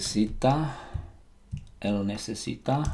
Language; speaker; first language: Spanish; non-native, learner; Slovak